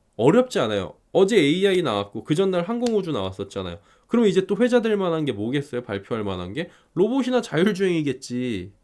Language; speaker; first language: Korean; native; Korean